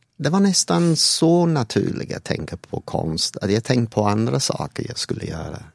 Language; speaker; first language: Swedish; non-native, fluent; English